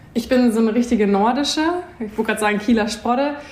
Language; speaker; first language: German; native; German